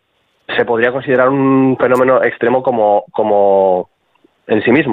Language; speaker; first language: Spanish; native; Spanish